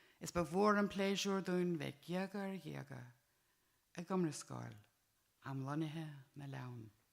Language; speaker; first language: Irish; native; Irish